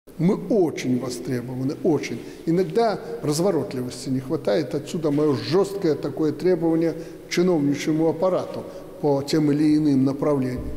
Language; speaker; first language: Russian; native; Russian